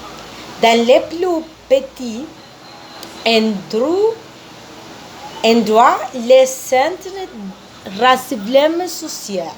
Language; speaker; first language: French; non-native, learner; Spanish